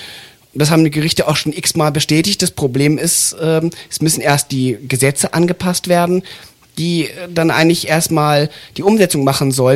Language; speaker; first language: German; native; German